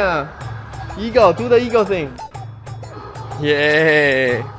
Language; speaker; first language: English; non-native, learner; Chinese